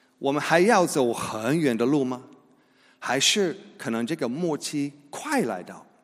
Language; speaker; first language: Chinese; non-native, fluent; English